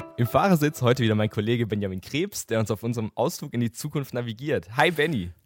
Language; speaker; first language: German; native; German